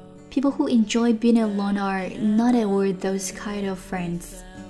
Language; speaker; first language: English; non-native, fluent; Chinese